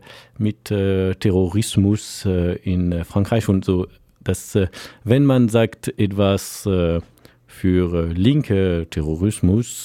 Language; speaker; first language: German; non-native, fluent; French